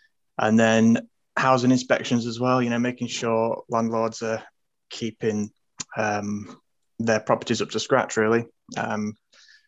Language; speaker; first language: English; native; English